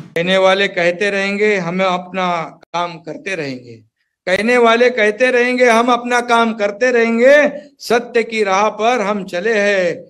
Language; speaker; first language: Hindi; non-native, local second language; Marathi